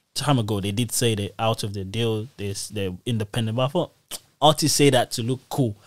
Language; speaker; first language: English; native; English